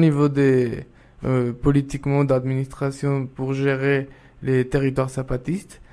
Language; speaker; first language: French; non-native, fluent; Spanish